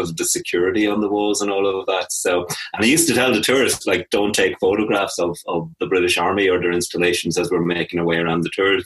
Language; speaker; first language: English; native; English